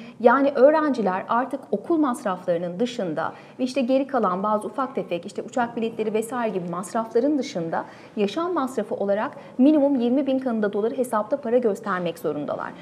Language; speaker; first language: Turkish; native; Turkish